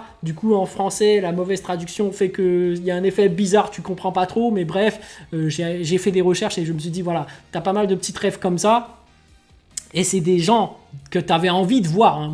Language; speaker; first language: French; native; French